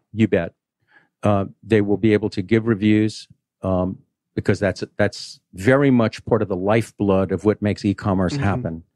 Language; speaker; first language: English; native; English